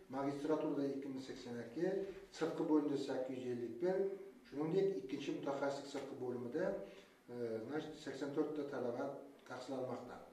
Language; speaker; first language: Uzbek; non-native, local second language; Kara-Kalpak